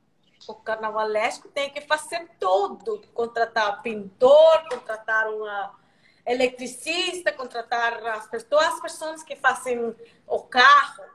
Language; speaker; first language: Portuguese; non-native, learner; Spanish